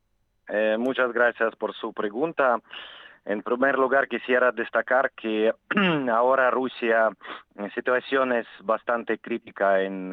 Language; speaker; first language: Spanish; non-native, fluent; Ukrainian